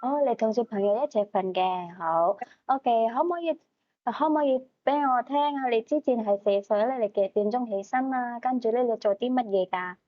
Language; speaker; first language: Cantonese; native; Cantonese